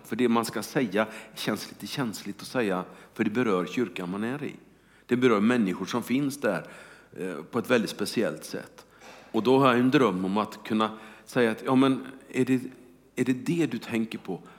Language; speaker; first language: Swedish; native; Swedish